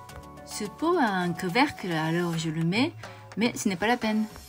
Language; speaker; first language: French; non-native, fluent; Japanese